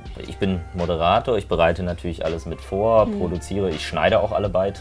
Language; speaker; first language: German; native; German